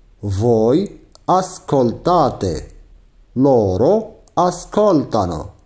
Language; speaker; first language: Italian; non-native, fluent; Arabic